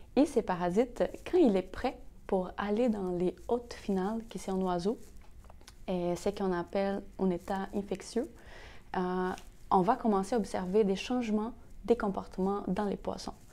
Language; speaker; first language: French; non-native, fluent; Portuguese